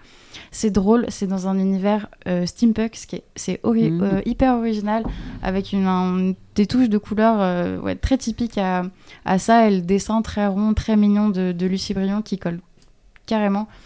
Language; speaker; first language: French; native; French